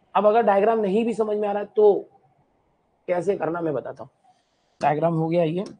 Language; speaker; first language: Hindi; non-native, local second language; Marathi